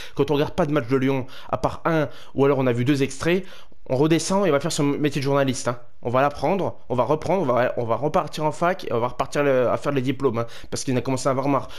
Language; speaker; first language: French; native; French